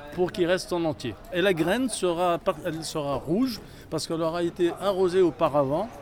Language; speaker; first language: French; non-native, local second language; Arabic